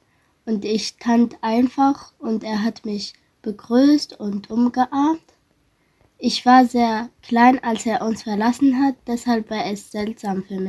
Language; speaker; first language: German; early bilingual, other home language; Arabic